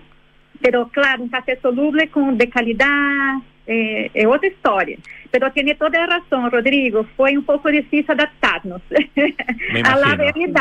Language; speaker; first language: Spanish; non-native, fluent; Portuguese